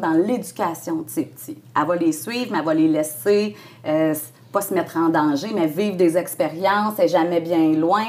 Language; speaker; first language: French; native; French